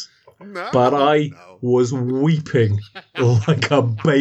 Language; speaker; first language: English; native; English